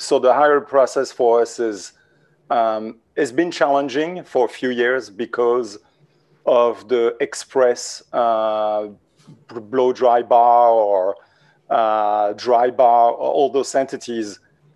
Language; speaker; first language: English; non-native, fluent; French